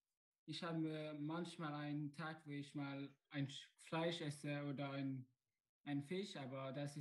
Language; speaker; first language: German; non-native, local second language; Luxembourgish